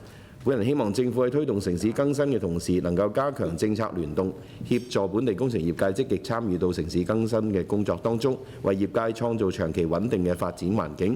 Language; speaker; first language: Cantonese; native; Cantonese